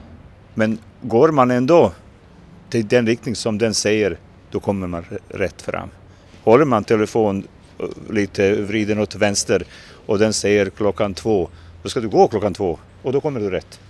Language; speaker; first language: Swedish; non-native, fluent; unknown